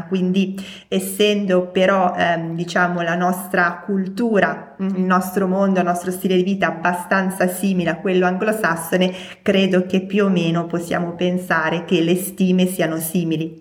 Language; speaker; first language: Italian; native; Italian